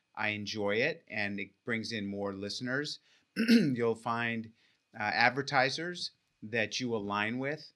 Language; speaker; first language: English; native; English